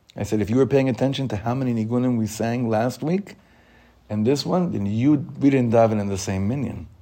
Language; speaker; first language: English; native; English